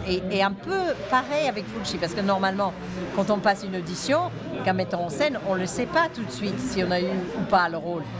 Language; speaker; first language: French; non-native, fluent; English